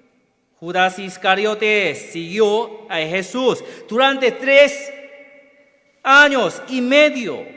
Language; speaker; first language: Spanish; non-native, learner; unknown